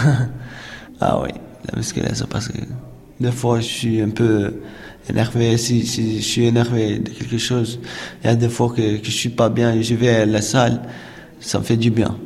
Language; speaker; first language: French; non-native, learner; Albanian